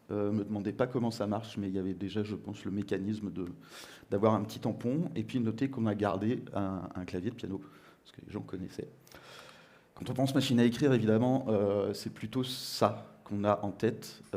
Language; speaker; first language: French; native; French